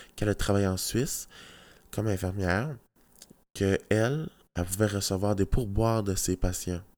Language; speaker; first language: French; native; French